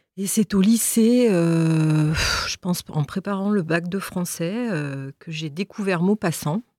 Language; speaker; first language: French; native; French